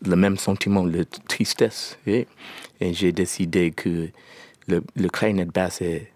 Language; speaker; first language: French; non-native, learner; English